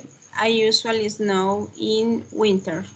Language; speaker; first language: English; non-native, learner; Spanish